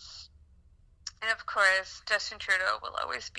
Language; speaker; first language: English; non-native, fluent; French